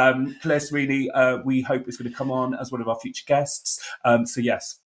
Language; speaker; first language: English; native; English